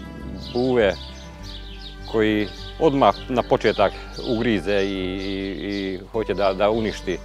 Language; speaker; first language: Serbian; non-native, local second language; Hungarian